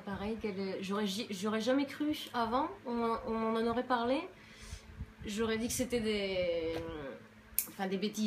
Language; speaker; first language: French; native; French